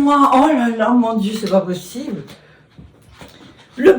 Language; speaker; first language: French; native; French